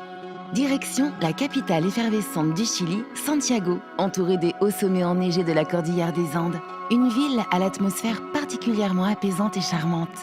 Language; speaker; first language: French; native; French